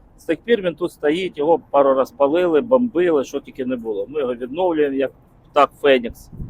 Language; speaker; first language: Ukrainian; non-native, local second language; Russian